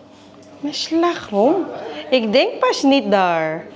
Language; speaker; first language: Dutch; non-native, learner; Filipino